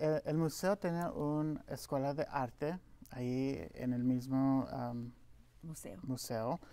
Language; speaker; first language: Spanish; non-native, local second language; English